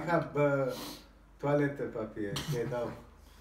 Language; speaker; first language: German; non-native, fluent; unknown